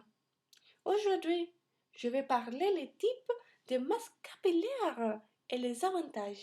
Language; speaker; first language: French; non-native, learner; Spanish